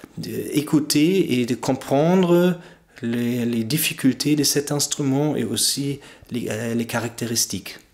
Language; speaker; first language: French; non-native, fluent; German